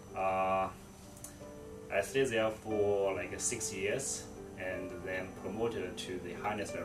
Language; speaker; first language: English; non-native, fluent; Chinese